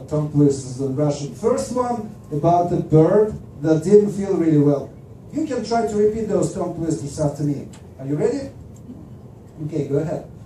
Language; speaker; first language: English; non-native, fluent; Russian